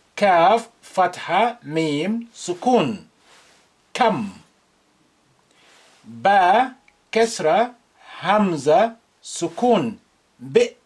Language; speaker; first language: Arabic; non-native, fluent; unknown